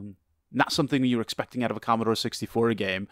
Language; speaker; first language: English; native; English